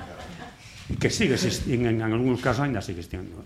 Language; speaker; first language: Galician; non-native, local second language; Spanish